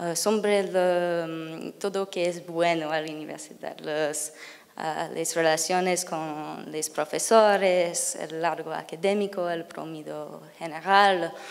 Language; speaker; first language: Spanish; non-native, learner; English